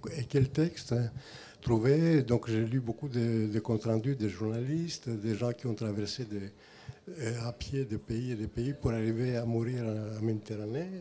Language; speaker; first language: French; non-native, fluent; Greek